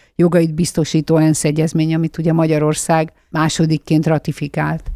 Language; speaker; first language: Hungarian; native; Hungarian